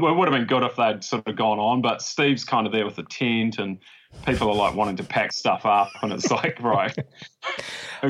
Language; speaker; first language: English; native; English